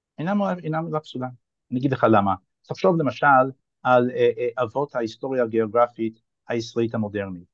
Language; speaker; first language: Hebrew; non-native, fluent; English